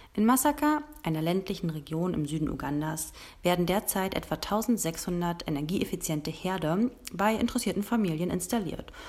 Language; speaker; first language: German; native; German